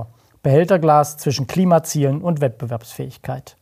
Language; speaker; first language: German; native; German